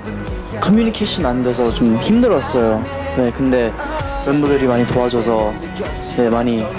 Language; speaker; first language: Korean; non-native, fluent; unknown